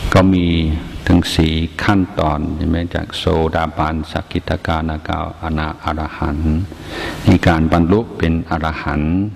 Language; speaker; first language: Thai; non-native, fluent; English